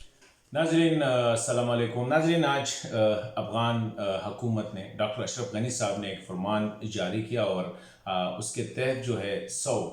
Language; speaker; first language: Hindi; non-native, local second language; Pashto